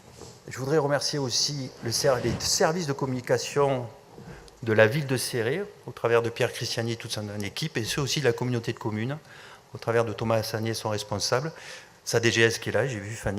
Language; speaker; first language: French; native; French